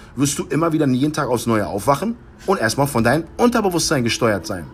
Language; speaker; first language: German; early bilingual, heritage; English